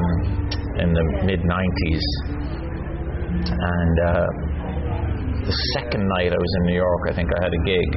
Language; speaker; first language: English; native; English